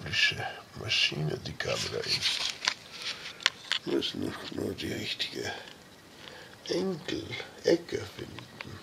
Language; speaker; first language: German; non-native, learner; English